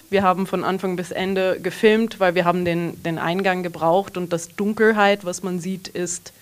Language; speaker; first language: German; early bilingual, heritage; English